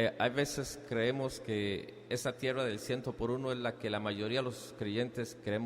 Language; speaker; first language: Spanish; native; Spanish